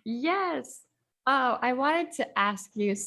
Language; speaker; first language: English; native; English